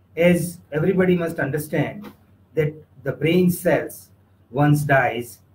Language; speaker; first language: English; non-native, local second language; Gujarati